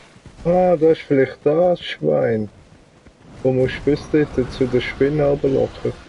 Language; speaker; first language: German; native; German